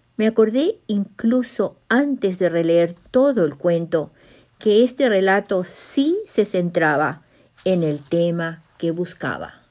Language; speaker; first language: Spanish; native; Spanish